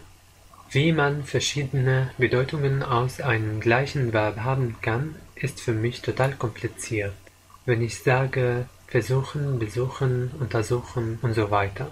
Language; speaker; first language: German; non-native, fluent; Arabic